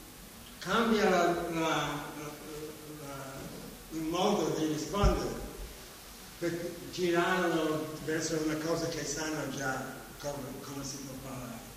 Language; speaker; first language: Italian; non-native, fluent; English